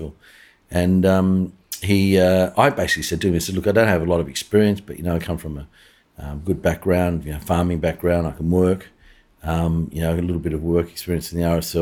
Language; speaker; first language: English; native; English